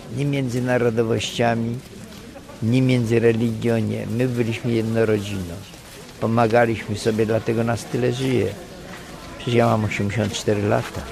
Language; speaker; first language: Polish; native; Polish